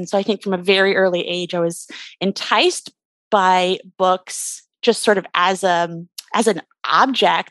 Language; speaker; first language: English; native; English